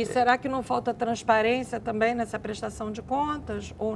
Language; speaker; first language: Portuguese; native; Portuguese